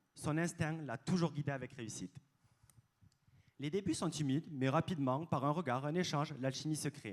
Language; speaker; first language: French; native; French